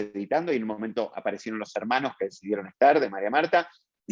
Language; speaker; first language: Spanish; native; Spanish